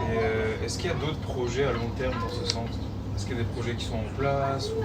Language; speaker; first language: French; native; French